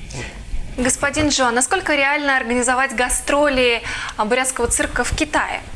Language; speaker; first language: Russian; native; Russian